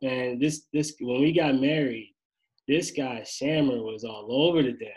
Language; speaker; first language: English; native; English